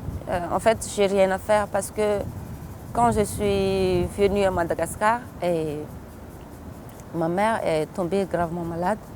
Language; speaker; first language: French; non-native, local second language; Malagasy